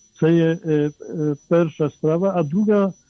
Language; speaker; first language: Ukrainian; non-native, fluent; Polish